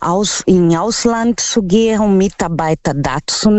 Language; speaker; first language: German; non-native, learner; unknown